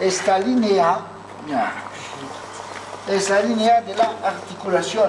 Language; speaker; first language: Spanish; non-native, learner; French